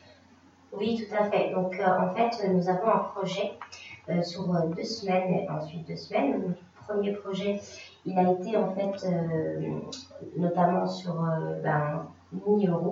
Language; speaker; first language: French; native; French